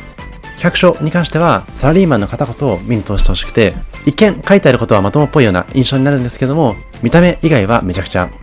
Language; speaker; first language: Japanese; native; Japanese